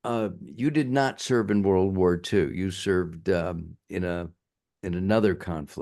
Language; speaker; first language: English; native; English